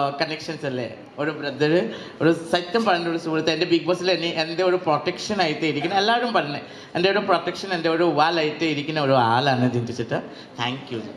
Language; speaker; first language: Malayalam; non-native, learner; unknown